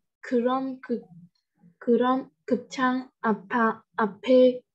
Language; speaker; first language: Korean; non-native, learner; Vietnamese